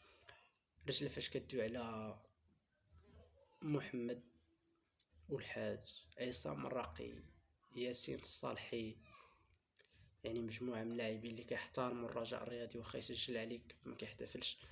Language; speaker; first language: Arabic; native; Arabic